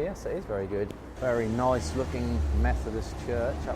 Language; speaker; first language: English; native; English